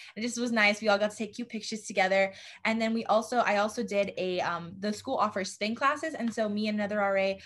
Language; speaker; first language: English; native; English